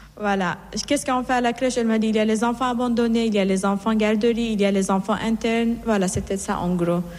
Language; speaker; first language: French; non-native, fluent; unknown